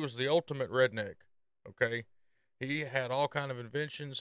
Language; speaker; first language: English; native; English